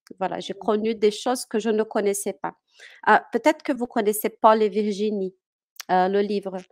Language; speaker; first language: French; non-native, fluent; Portuguese